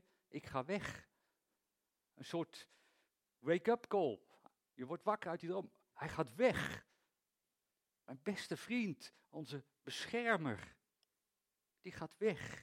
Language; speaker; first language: Dutch; native; Dutch